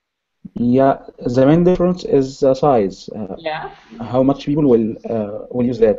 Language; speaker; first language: English; non-native, learner; Arabic